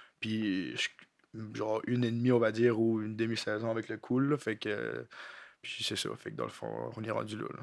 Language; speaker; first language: French; native; French